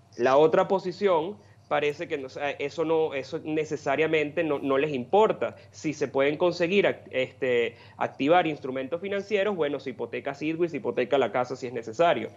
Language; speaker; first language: Spanish; native; Spanish